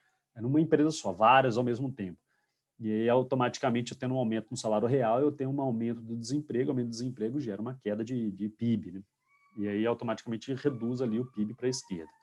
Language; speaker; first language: Portuguese; native; Portuguese